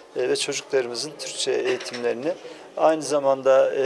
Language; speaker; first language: Turkish; native; Turkish